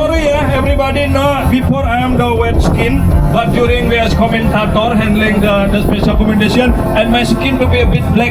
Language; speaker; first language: English; non-native, learner; Indonesian